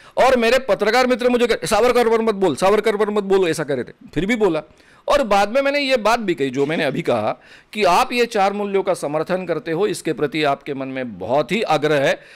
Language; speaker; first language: Hindi; non-native, local second language; Marathi